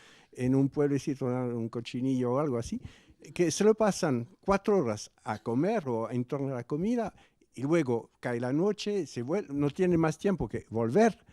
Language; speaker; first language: Spanish; non-native, fluent; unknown